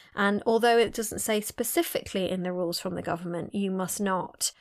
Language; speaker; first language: English; native; English